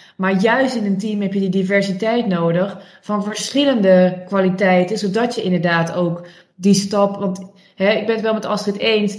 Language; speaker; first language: Dutch; native; Dutch